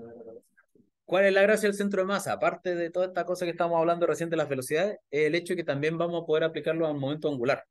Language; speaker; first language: Spanish; native; Spanish